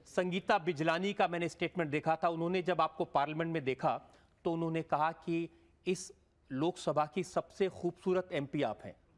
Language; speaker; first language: Hindi; native; Hindi